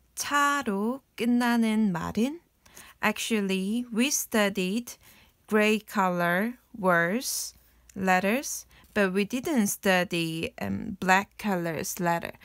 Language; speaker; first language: English; non-native, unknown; Korean